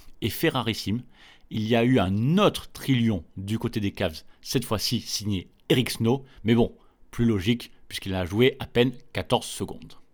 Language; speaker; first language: French; native; French